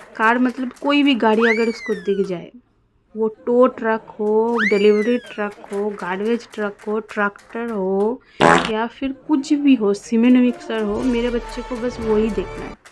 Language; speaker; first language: Hindi; non-native, local second language; Bangla